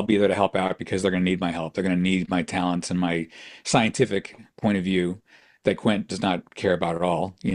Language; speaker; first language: English; native; English